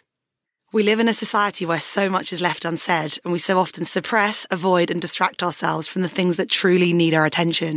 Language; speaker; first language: English; native; English